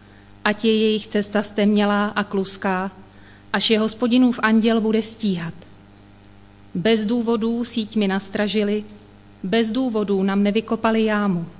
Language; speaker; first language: Czech; native; Czech